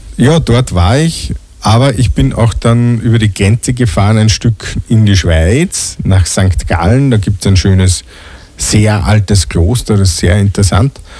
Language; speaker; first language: German; native; German